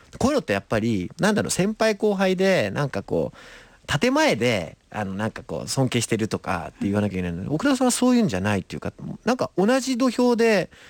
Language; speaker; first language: Japanese; native; Japanese